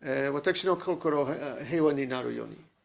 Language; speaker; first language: Japanese; non-native, learner; English